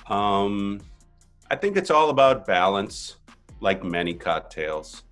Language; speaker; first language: English; native; English